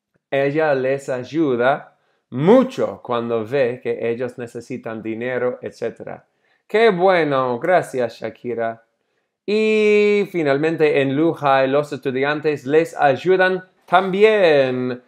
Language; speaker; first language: Spanish; non-native, fluent; English